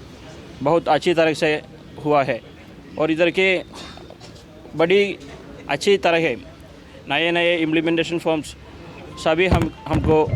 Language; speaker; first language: Hindi; non-native, local second language; Malayalam